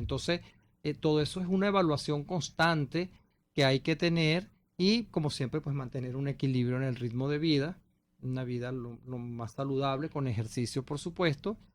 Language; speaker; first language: Spanish; native; Spanish